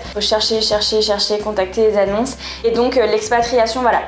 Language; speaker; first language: French; native; French